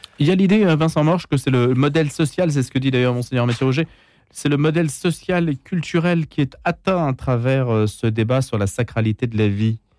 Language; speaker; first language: French; native; French